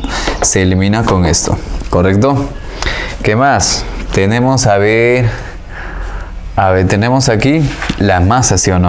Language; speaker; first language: Spanish; native; Spanish